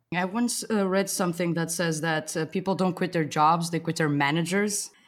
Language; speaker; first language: English; non-native, fluent; Portuguese